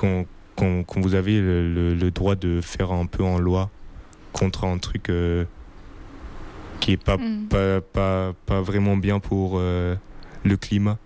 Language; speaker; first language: French; non-native, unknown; German